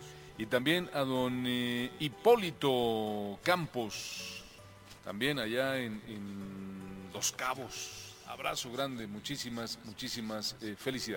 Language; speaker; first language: Spanish; native; Spanish